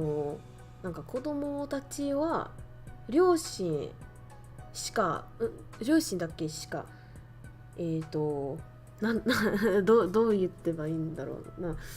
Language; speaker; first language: Japanese; non-native, fluent; Vietnamese